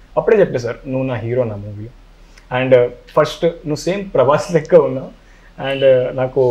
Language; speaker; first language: Telugu; non-native, local second language; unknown